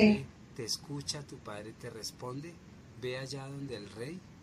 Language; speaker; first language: Spanish; native; Spanish